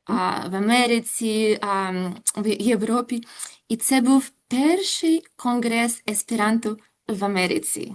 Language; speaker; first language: Ukrainian; non-native, local second language; Russian